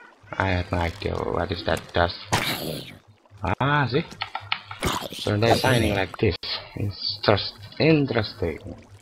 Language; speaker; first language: English; non-native, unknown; Indonesian